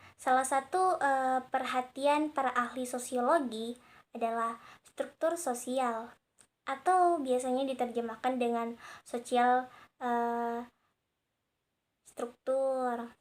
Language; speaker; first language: Indonesian; native; Indonesian